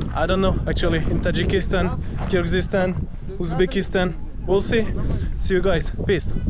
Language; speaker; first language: English; non-native, fluent; French